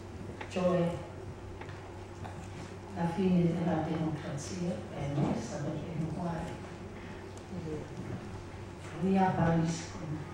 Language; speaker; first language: Italian; non-native, learner; English